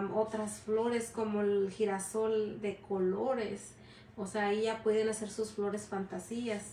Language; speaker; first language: Spanish; early bilingual, heritage; Spanish